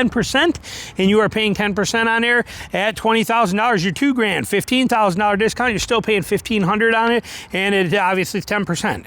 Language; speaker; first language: English; native; English